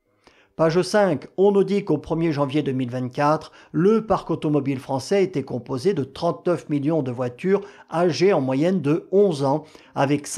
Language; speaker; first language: French; native; French